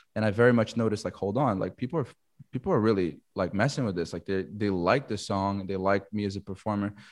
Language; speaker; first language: English; non-native, fluent; Portuguese